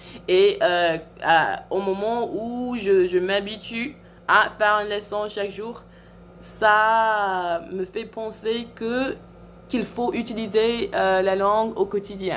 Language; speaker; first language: French; non-native, fluent; English